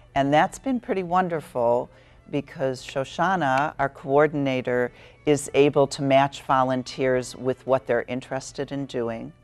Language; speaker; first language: English; native; English